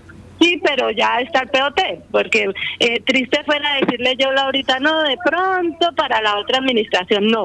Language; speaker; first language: Spanish; native; Spanish